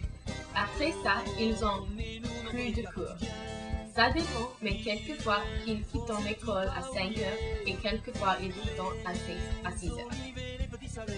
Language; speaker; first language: French; non-native, learner; English